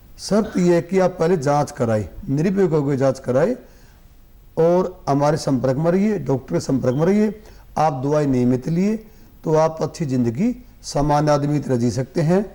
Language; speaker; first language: Hindi; native; Hindi